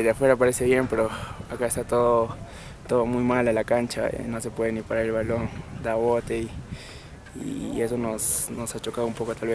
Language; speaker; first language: Spanish; native; Spanish